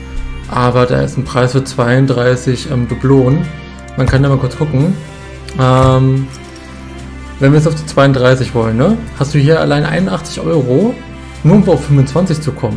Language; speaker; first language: German; native; German